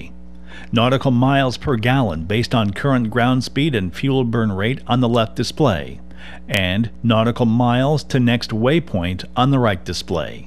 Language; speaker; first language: English; native; English